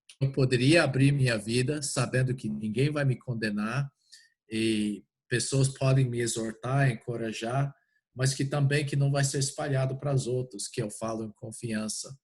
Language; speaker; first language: Portuguese; non-native, fluent; English